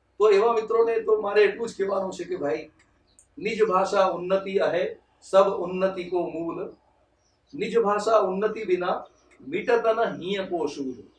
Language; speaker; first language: Gujarati; non-native, local second language; Kachhi